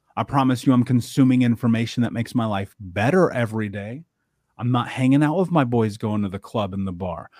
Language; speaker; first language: English; native; English